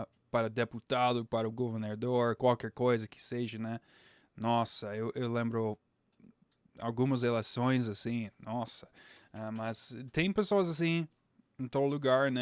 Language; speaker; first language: Portuguese; non-native, fluent; English